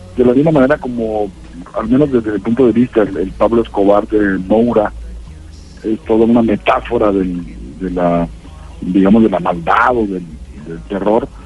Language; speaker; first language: Spanish; native; Spanish